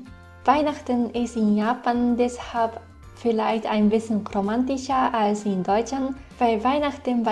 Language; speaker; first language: German; non-native, fluent; Japanese